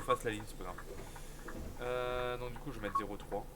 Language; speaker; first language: French; native; French